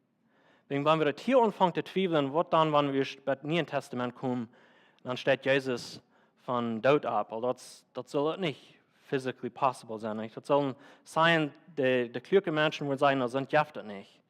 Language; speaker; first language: German; non-native, learner; Plautdietsch